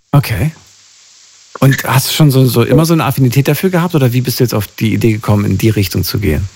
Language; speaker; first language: German; native; German